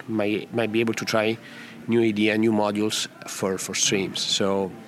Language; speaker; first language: English; non-native, fluent; Italian